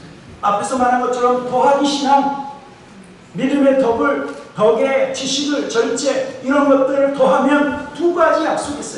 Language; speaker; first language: Korean; native; Korean